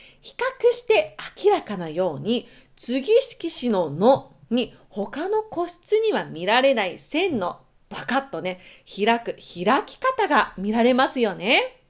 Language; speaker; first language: Japanese; native; Japanese